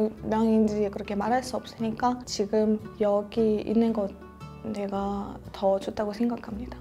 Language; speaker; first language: Korean; non-native, fluent; Russian